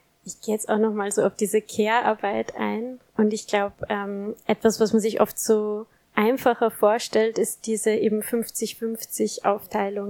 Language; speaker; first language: German; native; German